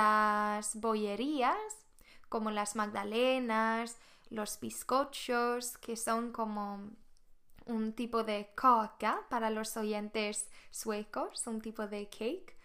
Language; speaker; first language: Spanish; non-native, fluent; Swedish